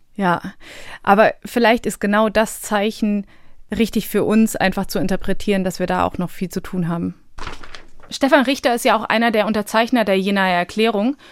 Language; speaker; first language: German; early bilingual, other home language; Bosnian